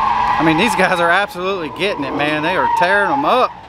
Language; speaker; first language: English; native; English